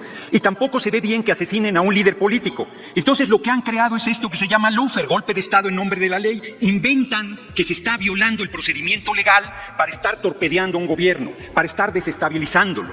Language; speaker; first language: Spanish; native; Spanish